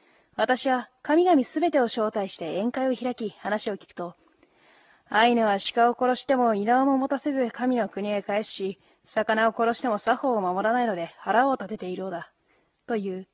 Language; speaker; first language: Japanese; native; Japanese